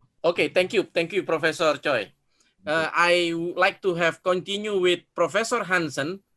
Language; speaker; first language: English; non-native, fluent; Indonesian